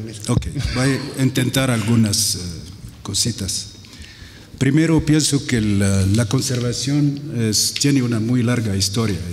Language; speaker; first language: Spanish; non-native, fluent; Arabic